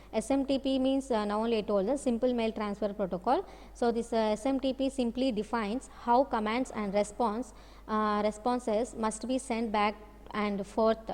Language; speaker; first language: English; non-native, local second language; Telugu